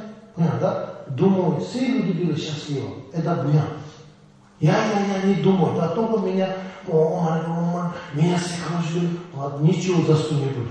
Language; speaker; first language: Russian; non-native, learner; Tibetan